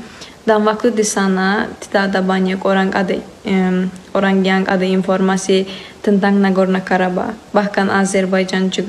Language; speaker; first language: Indonesian; non-native, fluent; Azerbaijani